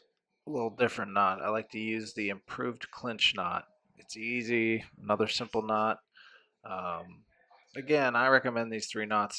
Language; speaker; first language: English; native; English